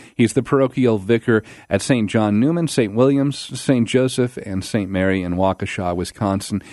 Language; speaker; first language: English; native; English